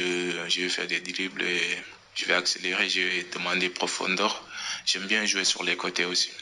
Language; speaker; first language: French; non-native, local second language; Wolof